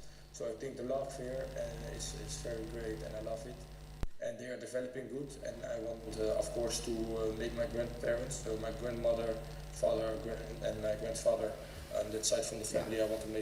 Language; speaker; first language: English; non-native, fluent; Dutch